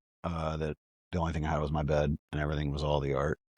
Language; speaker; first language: English; native; English